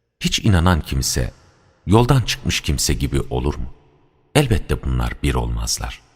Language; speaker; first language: Turkish; native; Turkish